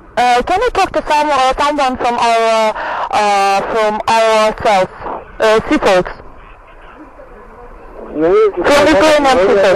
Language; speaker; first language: English; non-native, learner; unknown